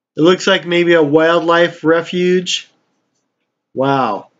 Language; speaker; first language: English; native; English